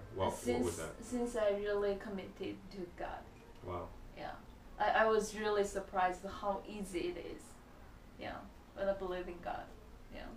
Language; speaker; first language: English; non-native, learner; Chinese